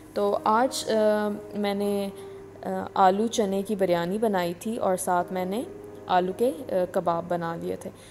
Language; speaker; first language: Urdu; native; Urdu